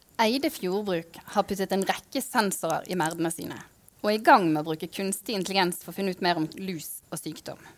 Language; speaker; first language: Norwegian; native; Norwegian